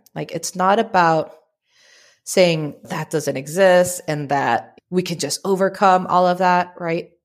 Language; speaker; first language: English; early bilingual, other home language; Filipino